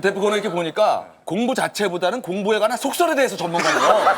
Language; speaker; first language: Korean; native; Korean